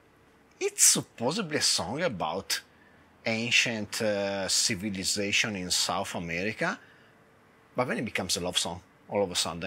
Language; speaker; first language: English; non-native, fluent; Italian